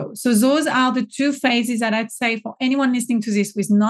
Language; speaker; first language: English; non-native, fluent; French